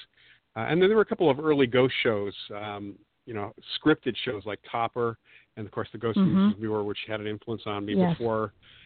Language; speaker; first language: English; native; English